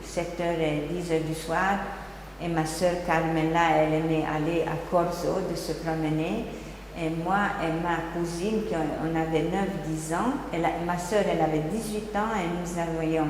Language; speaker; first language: French; non-native, fluent; Hungarian